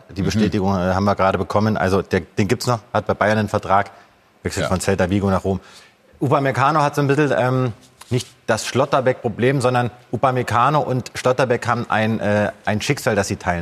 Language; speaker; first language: German; native; German